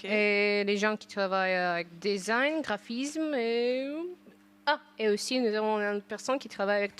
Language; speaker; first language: French; non-native, learner; Ukrainian